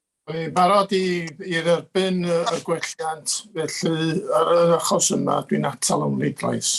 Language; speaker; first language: Welsh; native; Welsh